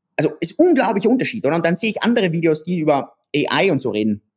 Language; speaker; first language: German; native; German